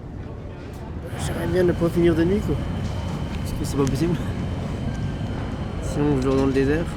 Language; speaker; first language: French; native; French